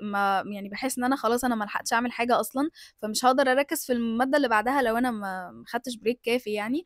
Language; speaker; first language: Arabic; native; Arabic